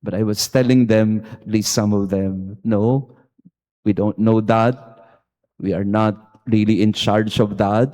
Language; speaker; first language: English; non-native, local second language; Filipino